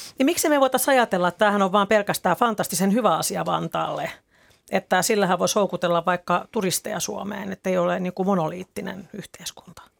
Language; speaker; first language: Finnish; native; Finnish